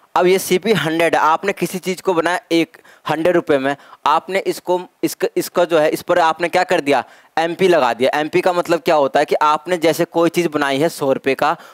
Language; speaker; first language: Hindi; native; Hindi